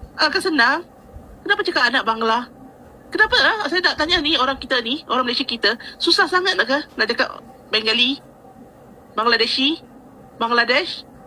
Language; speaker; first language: Malay; native; Malay